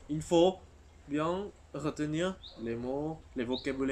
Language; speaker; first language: French; non-native, fluent; Vietnamese